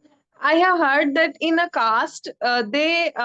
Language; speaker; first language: English; non-native, learner; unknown